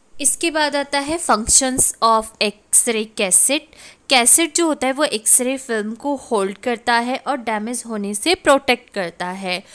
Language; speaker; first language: Hindi; native; Hindi